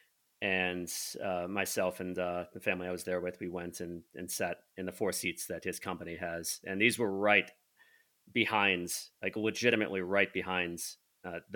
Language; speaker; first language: English; native; English